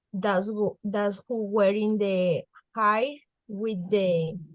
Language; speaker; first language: English; non-native, learner; Spanish